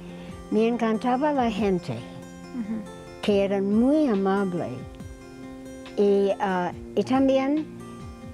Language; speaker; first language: Spanish; non-native, fluent; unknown